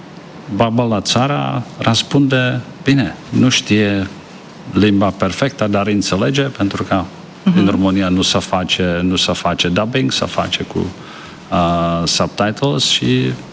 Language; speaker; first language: Romanian; non-native, learner; Czech